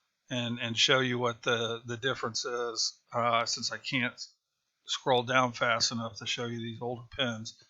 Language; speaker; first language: English; native; English